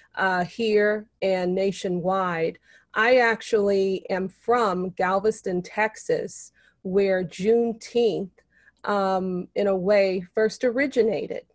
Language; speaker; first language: English; native; English